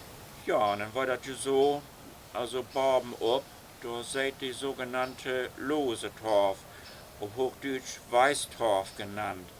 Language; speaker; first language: German; non-native, local second language; Low German